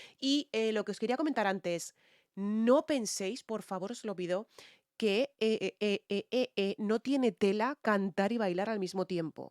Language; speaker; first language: Spanish; native; Spanish